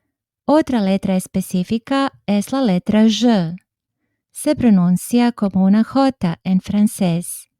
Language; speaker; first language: Spanish; non-native, fluent; Serbian